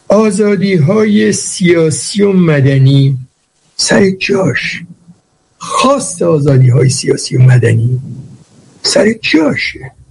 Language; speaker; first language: Persian; native; Persian